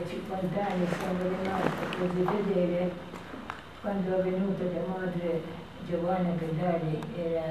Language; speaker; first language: Italian; non-native, learner; Albanian